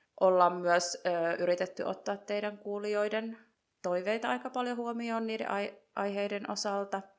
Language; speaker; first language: Finnish; native; Finnish